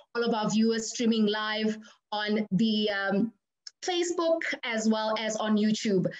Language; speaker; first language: English; non-native, local second language; Zulu